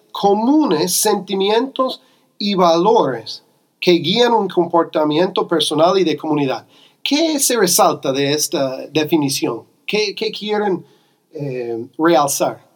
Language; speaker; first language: Spanish; non-native, fluent; English